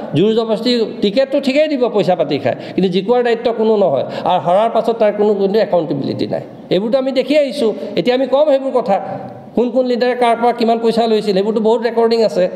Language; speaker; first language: Assamese; non-native, local second language; Mising